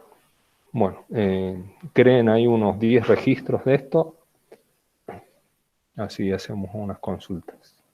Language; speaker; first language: Spanish; native; Spanish